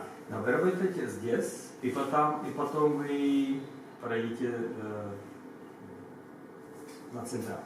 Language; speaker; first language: Russian; non-native, learner; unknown